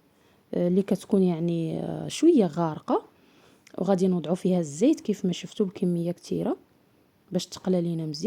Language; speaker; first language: Arabic; native; Arabic